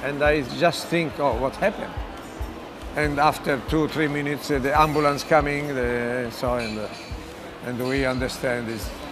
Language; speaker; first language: English; non-native, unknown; Italian